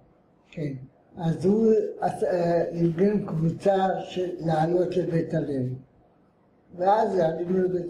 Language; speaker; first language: Hebrew; non-native, fluent; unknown